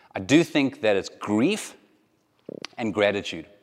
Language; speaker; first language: English; native; English